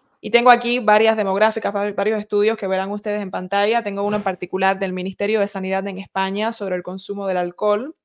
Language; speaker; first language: Spanish; early bilingual, heritage; Spanish